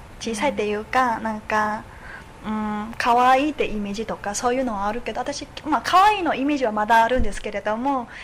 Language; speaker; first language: Japanese; non-native, fluent; Chinese